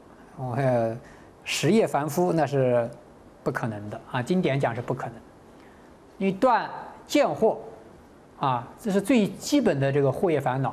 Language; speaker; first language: Chinese; native; Chinese